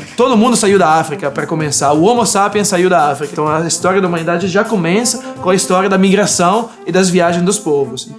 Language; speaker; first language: Portuguese; non-native, fluent; Italian